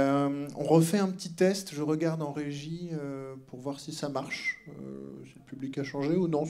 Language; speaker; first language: French; native; French